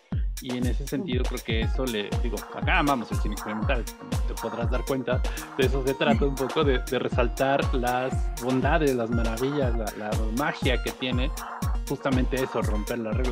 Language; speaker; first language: Spanish; native; Spanish